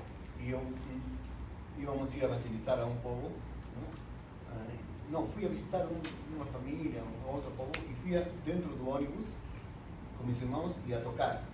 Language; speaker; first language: Portuguese; non-native, fluent; Spanish